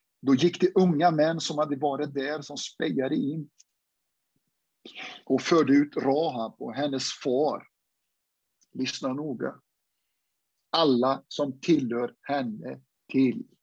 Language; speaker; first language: Swedish; non-native, fluent; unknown